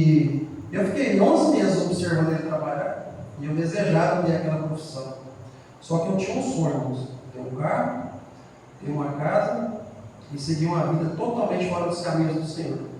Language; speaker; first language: Portuguese; native; Portuguese